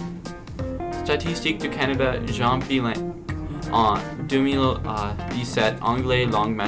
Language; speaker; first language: French; non-native, local second language; English